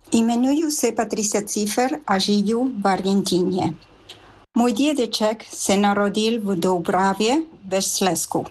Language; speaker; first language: Czech; non-native, learner; Spanish